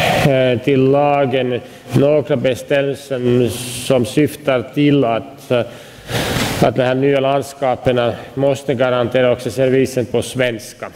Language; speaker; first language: Swedish; non-native, local second language; Finnish